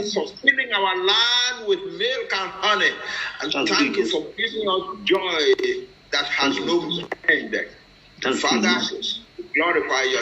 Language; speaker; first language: English; non-native, local second language; Yoruba